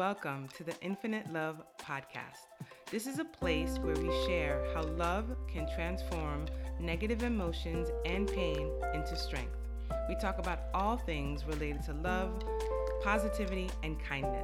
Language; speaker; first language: English; early bilingual, other home language; French